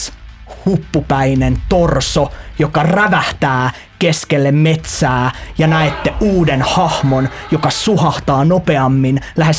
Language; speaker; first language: Finnish; native; Finnish